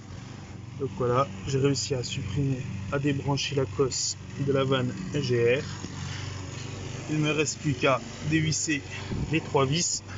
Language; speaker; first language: French; native; French